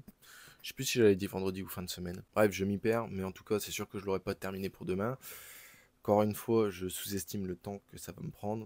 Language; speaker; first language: French; native; French